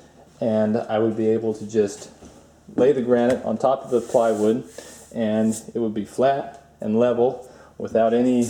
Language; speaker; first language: English; native; English